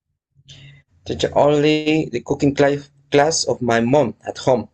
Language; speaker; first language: English; non-native, learner; Spanish